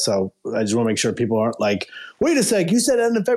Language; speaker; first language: English; native; English